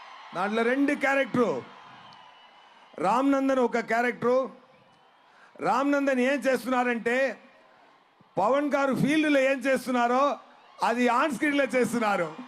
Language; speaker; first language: Telugu; non-native, local second language; Tamil